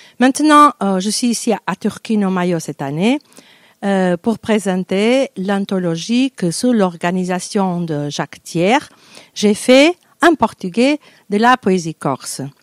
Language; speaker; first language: French; non-native, fluent; Portuguese